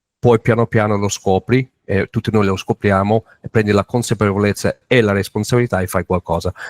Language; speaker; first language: Italian; non-native, fluent; English